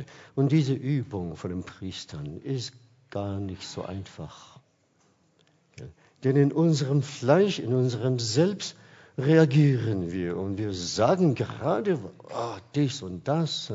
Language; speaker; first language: German; non-native, fluent; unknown